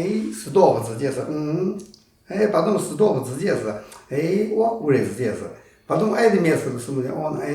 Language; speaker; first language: Russian; non-native, learner; Chinese